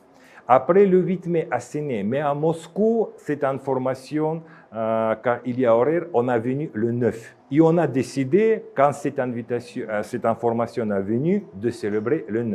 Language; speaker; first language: French; non-native, fluent; Russian